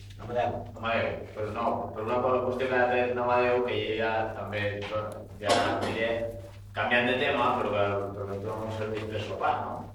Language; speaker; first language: Catalan; native; Catalan